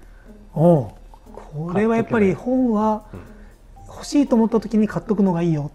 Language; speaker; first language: Japanese; native; Japanese